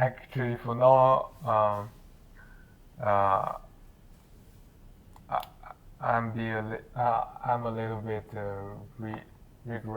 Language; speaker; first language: English; non-native, learner; Chinese